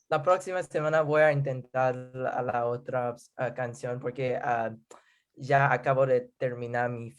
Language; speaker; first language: Spanish; non-native, learner; English